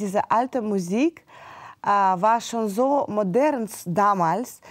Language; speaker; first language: German; non-native, fluent; Russian